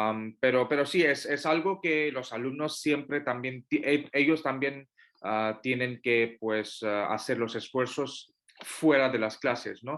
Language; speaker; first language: Spanish; non-native, fluent; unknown